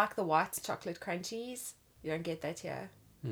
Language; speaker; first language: English; native; English